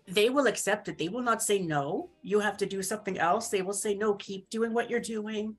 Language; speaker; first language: English; native; English